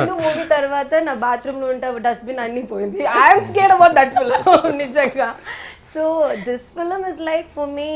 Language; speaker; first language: Telugu; non-native, learner; Malayalam